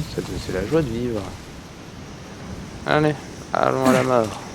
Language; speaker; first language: French; native; French